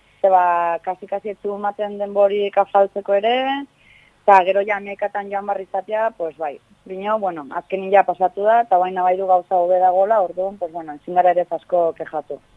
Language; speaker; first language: Basque; native; Basque